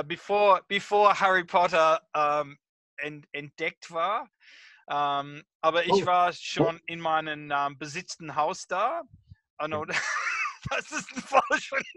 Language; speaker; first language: German; non-native, fluent; English